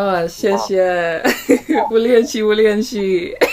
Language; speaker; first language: Chinese; non-native, learner; English